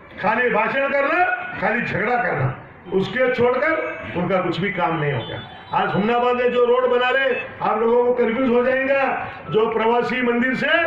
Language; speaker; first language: Hindi; non-native, local second language; Kannada